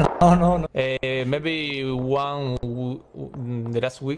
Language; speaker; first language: English; non-native, learner; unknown